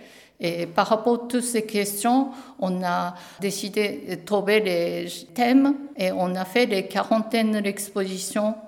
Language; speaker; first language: French; non-native, learner; Japanese